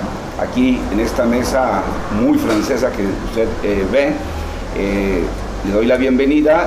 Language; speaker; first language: Spanish; native; Spanish